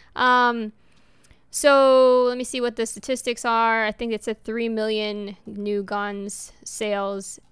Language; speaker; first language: English; early bilingual, other home language; Spanish